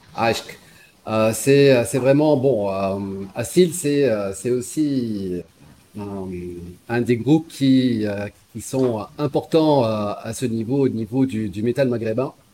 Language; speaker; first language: French; non-native, local second language; Arabic